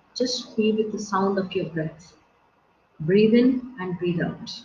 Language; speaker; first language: English; non-native, local second language; Telugu